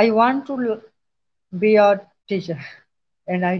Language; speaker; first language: English; non-native, learner; Hindi